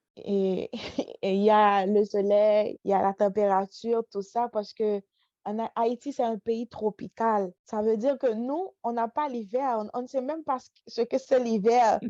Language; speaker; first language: French; non-native, local second language; Haitian Creole